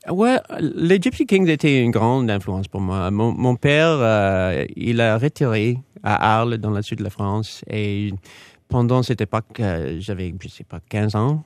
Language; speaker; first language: French; non-native, fluent; English